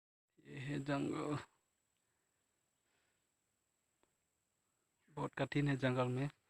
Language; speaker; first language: Hindi; non-native, local second language; Kok Borok